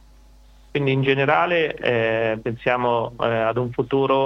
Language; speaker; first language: Italian; native; Italian